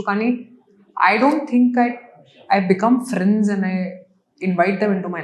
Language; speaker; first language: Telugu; non-native, local second language; Hindi